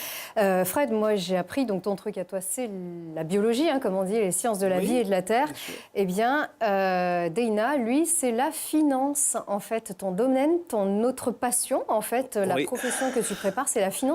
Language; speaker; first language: French; native; French